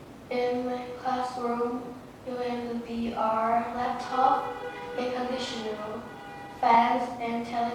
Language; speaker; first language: English; non-native, learner; Vietnamese